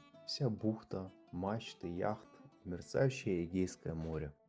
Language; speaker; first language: Russian; native; Russian